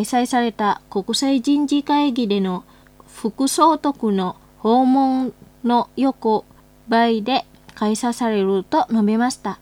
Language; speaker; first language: Japanese; non-native, fluent; Indonesian